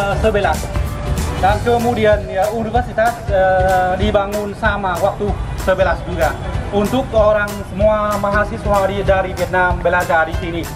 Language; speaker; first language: Indonesian; non-native, learner; Vietnamese